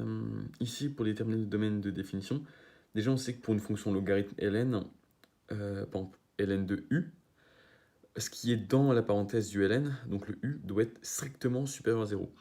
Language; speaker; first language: French; native; French